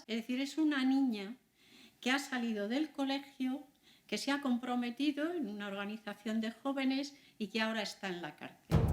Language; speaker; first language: Spanish; native; Spanish